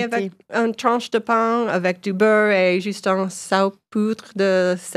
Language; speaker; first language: French; non-native, learner; English